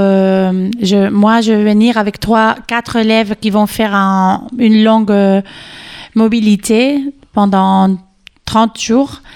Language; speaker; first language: French; non-native, fluent; Spanish